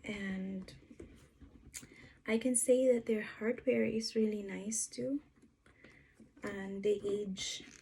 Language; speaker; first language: English; non-native, fluent; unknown